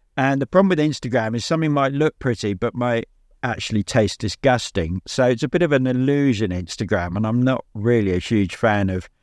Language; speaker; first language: English; native; English